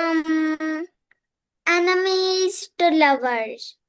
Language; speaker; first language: English; non-native, learner; Hindi